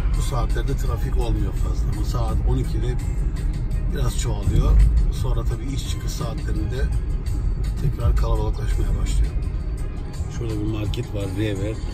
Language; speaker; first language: Turkish; early bilingual, heritage; Turkish